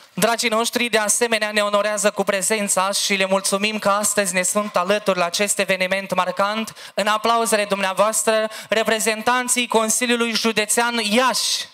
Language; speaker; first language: Romanian; native; Romanian